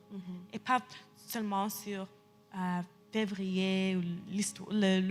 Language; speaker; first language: French; early bilingual, heritage; English